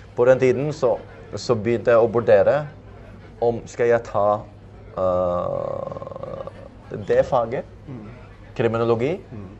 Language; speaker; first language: Norwegian; non-native, fluent; Filipino